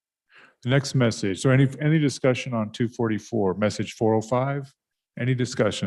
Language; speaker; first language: English; native; English